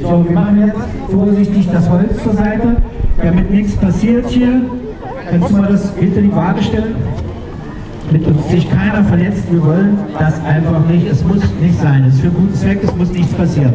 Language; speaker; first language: German; native; German